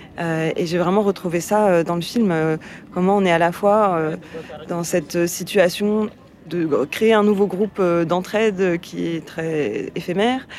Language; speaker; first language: French; native; French